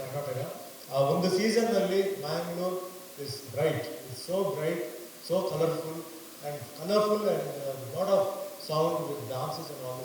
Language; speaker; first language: Kannada; non-native, fluent; Tulu